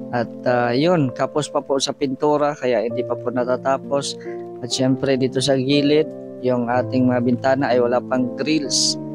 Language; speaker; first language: Filipino; non-native, local second language; Cebuano